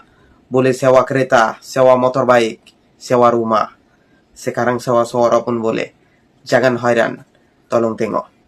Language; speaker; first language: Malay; non-native, fluent; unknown